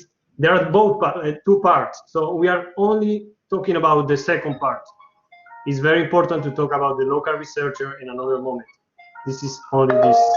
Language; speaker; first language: English; non-native, learner; Spanish